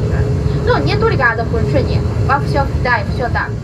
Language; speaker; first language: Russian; non-native, learner; Chinese